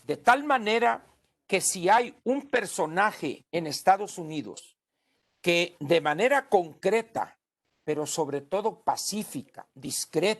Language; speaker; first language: Spanish; native; Spanish